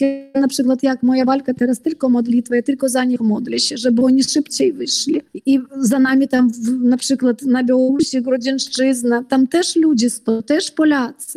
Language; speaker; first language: Polish; early bilingual, heritage; Polish